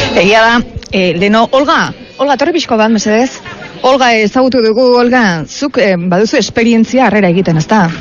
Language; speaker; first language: Basque; native; Basque